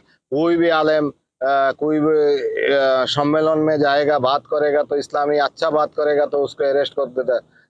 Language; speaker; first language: Hindi; non-native, learner; Bangla